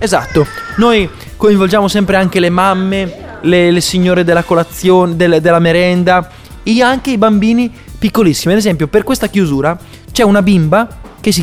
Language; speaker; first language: Italian; native; Italian